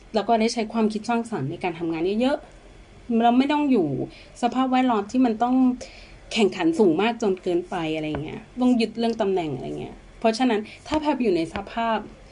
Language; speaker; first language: Thai; native; Thai